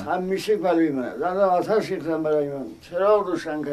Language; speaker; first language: Persian; non-native, local second language; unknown